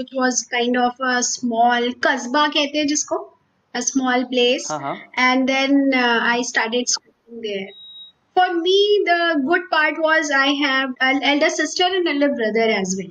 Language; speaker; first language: English; non-native, local second language; Hindi